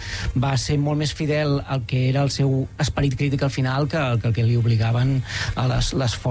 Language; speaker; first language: Catalan; native; Catalan